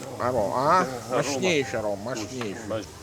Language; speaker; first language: Russian; non-native, fluent; Italian